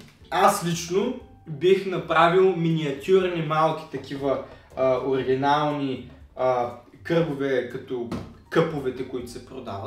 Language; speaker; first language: Bulgarian; native; Bulgarian